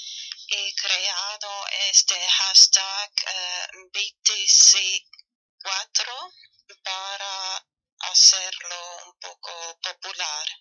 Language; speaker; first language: Spanish; non-native, fluent; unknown